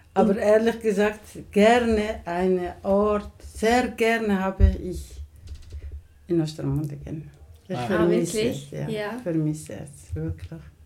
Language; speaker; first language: German; non-native, learner; Somali